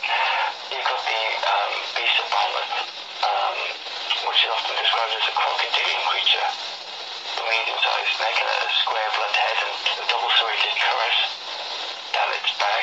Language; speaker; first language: English; native; English